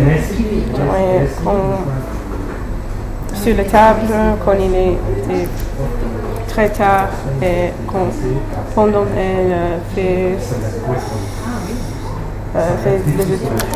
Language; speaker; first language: French; non-native, learner; English